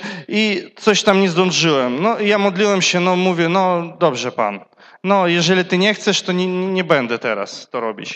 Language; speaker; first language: Polish; non-native, learner; Russian